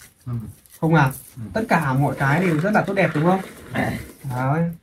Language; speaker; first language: Vietnamese; native; Vietnamese